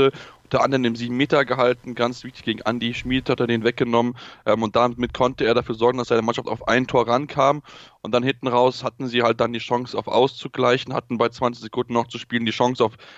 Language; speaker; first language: German; native; German